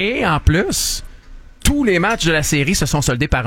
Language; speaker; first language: French; native; French